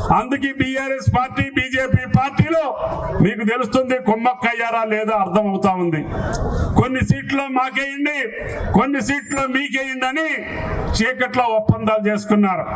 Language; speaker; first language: Telugu; native; Telugu